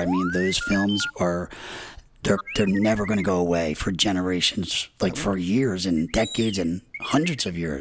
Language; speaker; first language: English; native; English